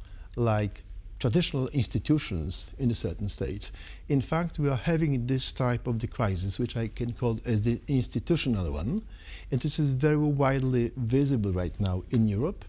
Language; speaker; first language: English; non-native, fluent; Polish